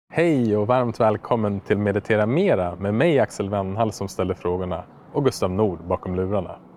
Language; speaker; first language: Swedish; native; Swedish